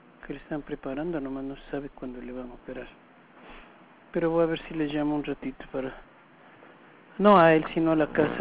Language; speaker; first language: Spanish; native; Spanish